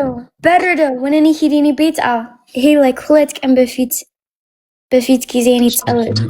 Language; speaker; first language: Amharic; non-native, learner; English